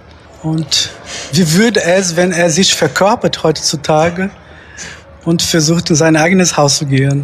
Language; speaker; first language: German; non-native, fluent; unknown